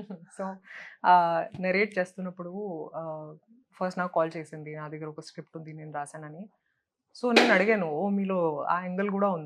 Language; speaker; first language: Telugu; non-native, local second language; Hindi